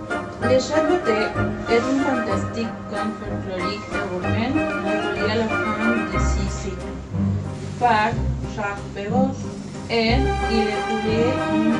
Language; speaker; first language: French; non-native, learner; Spanish